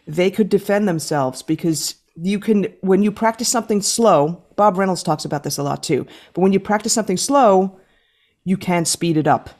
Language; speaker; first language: English; native; English